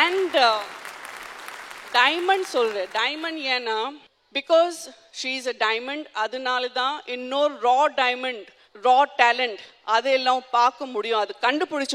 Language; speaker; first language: Tamil; non-native, local second language; Gujarati